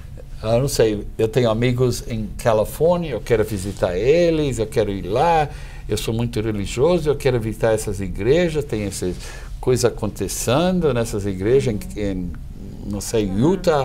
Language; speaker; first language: Portuguese; non-native, fluent; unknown